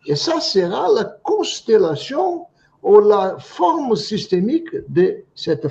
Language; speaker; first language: French; non-native, fluent; Portuguese